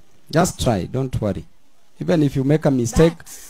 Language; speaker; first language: English; non-native, local second language; Luo (Kenya and Tanzania)